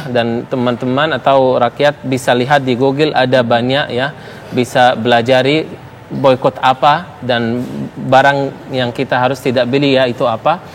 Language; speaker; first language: Indonesian; non-native, fluent; Arabic